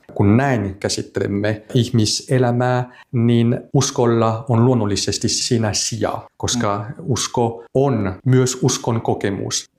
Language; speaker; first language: Finnish; non-native, fluent; French